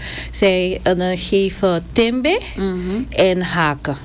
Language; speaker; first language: Dutch; non-native, local second language; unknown